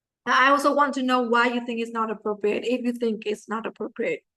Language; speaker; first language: English; non-native, fluent; Vietnamese